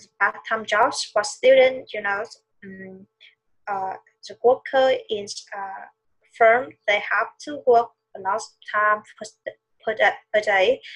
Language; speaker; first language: English; non-native, learner; Vietnamese